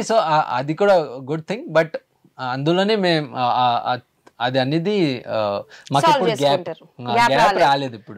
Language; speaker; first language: Telugu; early bilingual, heritage; Telugu